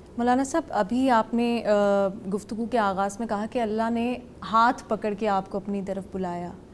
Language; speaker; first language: Urdu; non-native, local second language; Punjabi